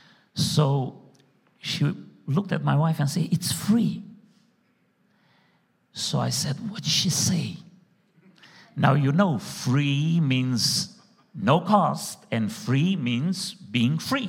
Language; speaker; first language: English; non-native, fluent; Romanian